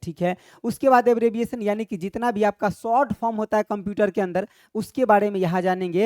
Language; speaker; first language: Hindi; native; Hindi